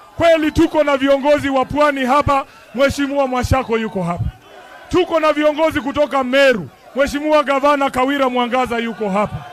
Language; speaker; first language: Swahili; non-native, local second language; Luyia